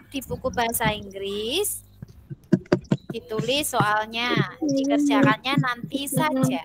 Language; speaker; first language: Indonesian; native; Indonesian